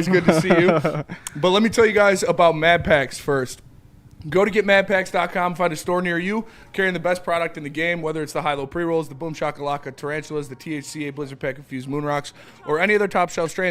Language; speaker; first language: English; native; English